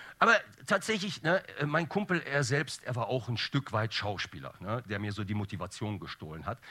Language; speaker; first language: German; early bilingual, other home language; Turkish